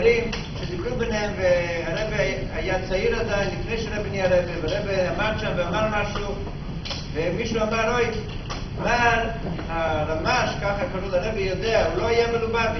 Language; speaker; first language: Hebrew; non-native, fluent; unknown